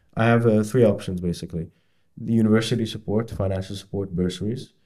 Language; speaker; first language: English; non-native, fluent; Arabic